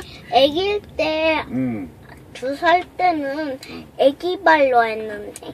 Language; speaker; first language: Korean; early bilingual, other home language; English